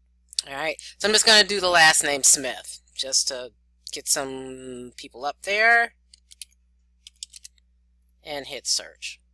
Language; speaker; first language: English; native; English